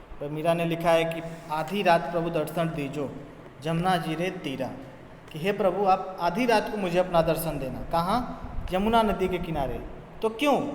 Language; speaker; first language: Hindi; native; Hindi